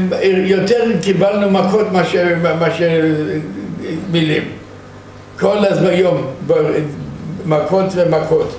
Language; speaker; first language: Hebrew; non-native, fluent; Yiddish